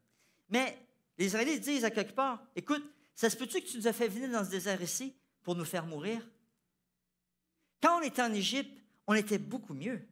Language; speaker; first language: French; native; French